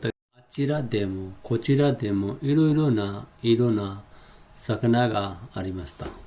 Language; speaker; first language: Japanese; non-native, fluent; Hindi